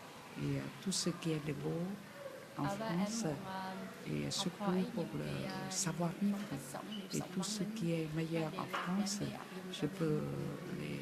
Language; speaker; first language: French; non-native, fluent; Vietnamese